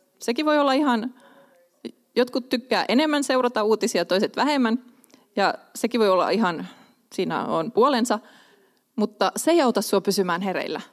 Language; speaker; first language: Finnish; non-native, local second language; Swedish